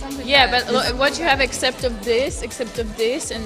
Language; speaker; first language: English; non-native, fluent; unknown